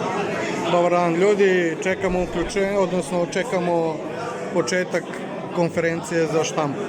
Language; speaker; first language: Bosnian; native; Bosnian